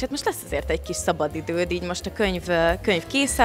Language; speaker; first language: Hungarian; native; Hungarian